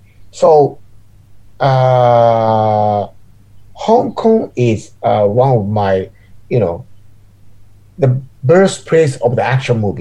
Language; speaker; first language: English; non-native, learner; Japanese